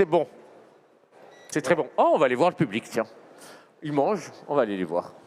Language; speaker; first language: French; native; French